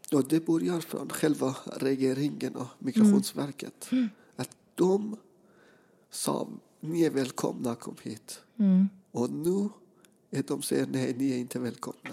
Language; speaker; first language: Swedish; non-native, fluent; Persian